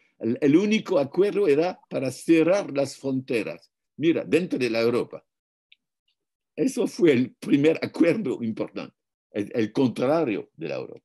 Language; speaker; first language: Spanish; non-native, fluent; French